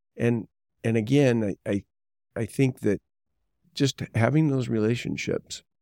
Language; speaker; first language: English; native; English